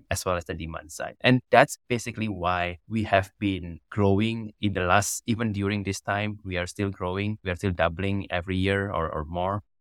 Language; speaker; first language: English; non-native, fluent; Indonesian